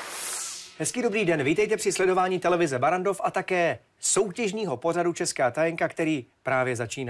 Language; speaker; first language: Czech; native; Czech